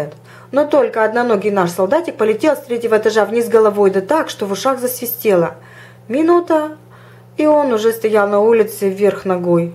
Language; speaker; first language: Russian; native; Russian